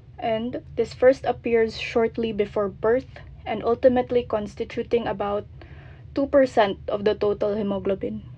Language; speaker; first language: English; non-native, local second language; Filipino